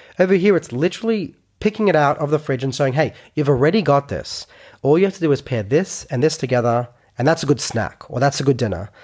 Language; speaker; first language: English; non-native, fluent; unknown